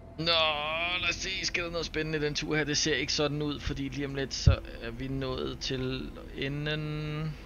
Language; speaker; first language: Danish; native; Danish